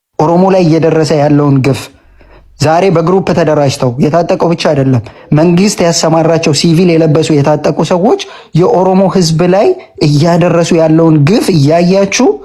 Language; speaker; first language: Amharic; non-native, local second language; Oromo